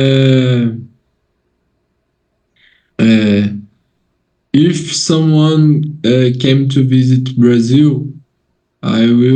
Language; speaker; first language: English; non-native, learner; Portuguese